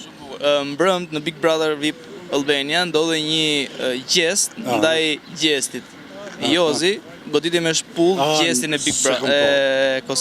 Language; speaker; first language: Albanian; native; Albanian